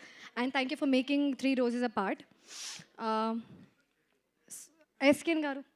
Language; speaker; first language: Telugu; non-native, learner; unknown